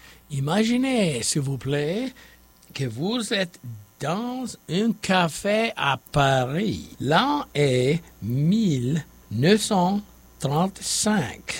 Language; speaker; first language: French; non-native, learner; English